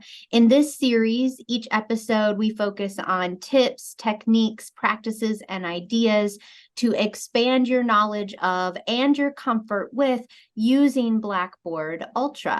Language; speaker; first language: English; native; English